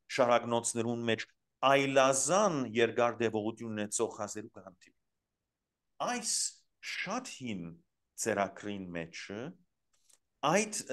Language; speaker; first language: Armenian; early bilingual, heritage; Armenian